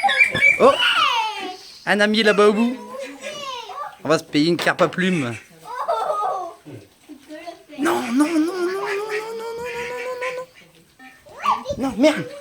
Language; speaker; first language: French; native; French